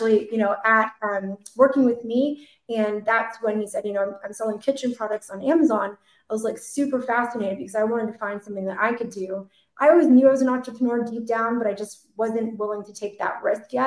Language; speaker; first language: English; native; English